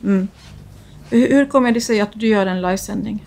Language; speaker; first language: Swedish; native; Swedish